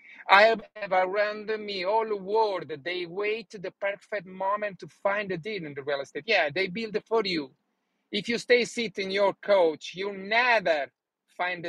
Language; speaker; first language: English; non-native, learner; Italian